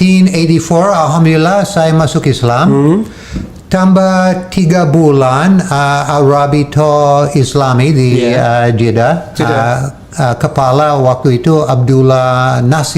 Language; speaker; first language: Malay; non-native, fluent; English